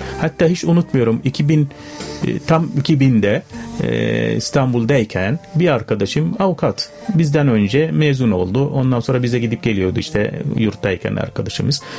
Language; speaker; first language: Turkish; non-native, fluent; Arabic